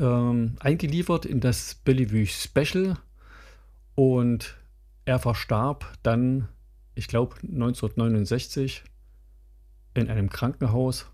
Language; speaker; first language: German; native; German